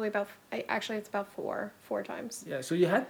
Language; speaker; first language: English; non-native, fluent; Icelandic